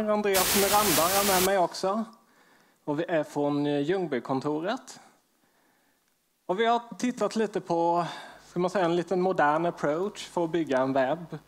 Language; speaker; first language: Swedish; native; Swedish